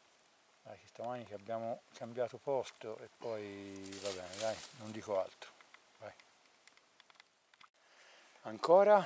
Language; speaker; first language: Italian; native; Italian